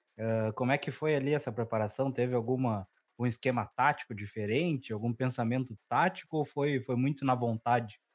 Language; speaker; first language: Portuguese; native; Portuguese